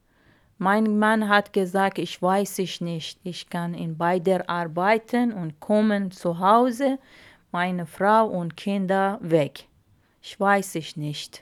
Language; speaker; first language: German; non-native, learner; Arabic